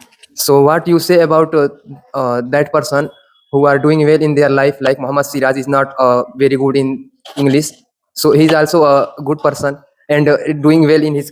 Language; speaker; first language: English; non-native, learner; Hindi